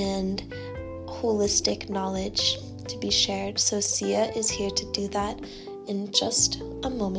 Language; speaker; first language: English; native; English